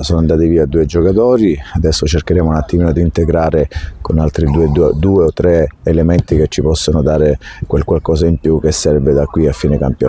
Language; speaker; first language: Italian; native; Italian